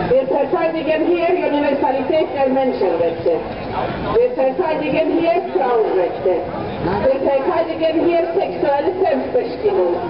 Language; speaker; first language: German; non-native, fluent; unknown